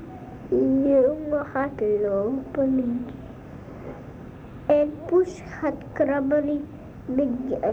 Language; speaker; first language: Dutch; early bilingual, other home language; Arabic